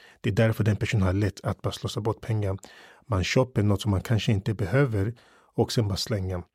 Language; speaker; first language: Swedish; early bilingual, other home language; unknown